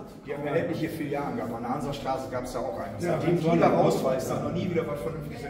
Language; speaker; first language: German; native; German